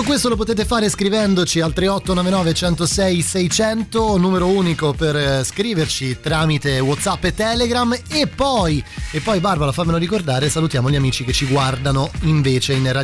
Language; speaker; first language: Italian; native; Italian